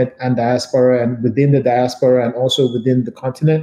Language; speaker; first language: English; non-native, local second language; Yoruba